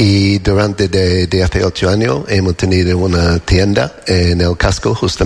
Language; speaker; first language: Spanish; non-native, learner; English